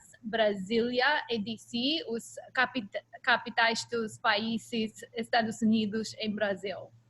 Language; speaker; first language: Portuguese; non-native, learner; English